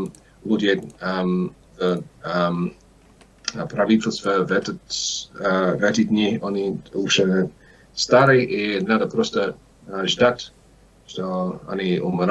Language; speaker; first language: Russian; non-native, learner; English